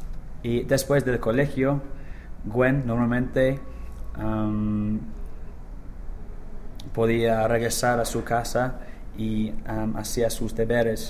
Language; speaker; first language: Spanish; non-native, learner; English